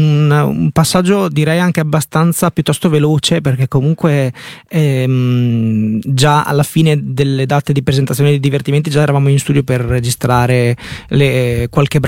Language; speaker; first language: Italian; native; Italian